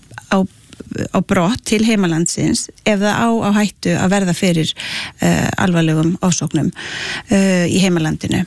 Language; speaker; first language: Icelandic; native; Icelandic